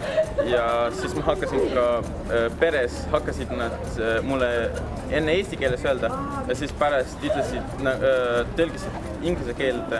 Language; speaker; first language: Estonian; non-native, learner; German